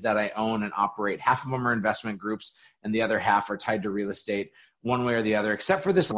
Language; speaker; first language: English; native; English